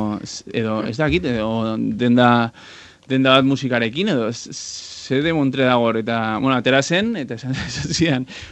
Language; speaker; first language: Basque; non-native, local second language; Spanish